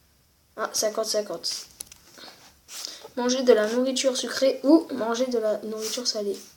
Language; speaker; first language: French; native; French